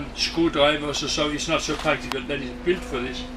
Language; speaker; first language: English; non-native, fluent; Danish